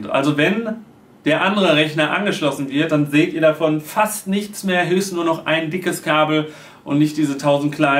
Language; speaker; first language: German; native; German